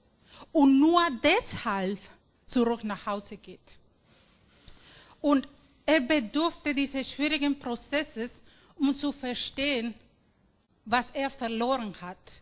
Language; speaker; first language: German; non-native, fluent; Spanish